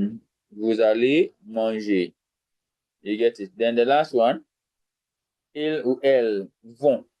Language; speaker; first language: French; non-native, fluent; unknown